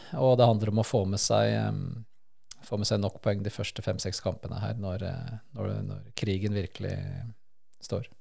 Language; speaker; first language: Norwegian; early bilingual, other home language; Spanish